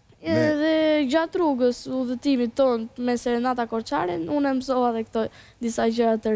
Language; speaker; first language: Albanian; native; Albanian